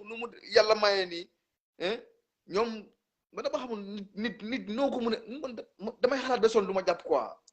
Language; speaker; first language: Wolof; non-native, local second language; Jola-Fonyi